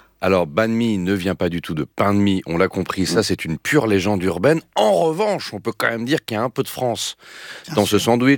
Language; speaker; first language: French; native; French